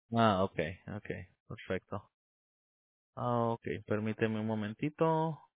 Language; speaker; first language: Spanish; early bilingual, heritage; Spanish